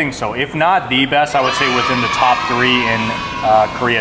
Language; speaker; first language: English; native; English